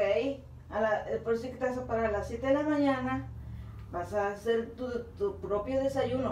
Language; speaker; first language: Spanish; native; Spanish